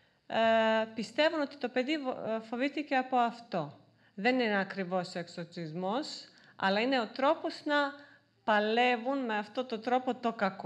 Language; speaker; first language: Greek; non-native, fluent; Serbian